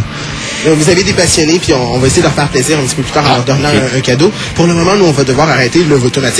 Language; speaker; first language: French; native; French